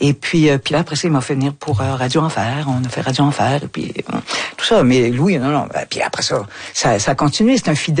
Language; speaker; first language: French; native; French